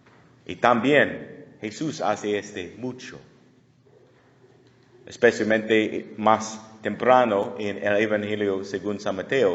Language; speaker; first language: Spanish; non-native, learner; English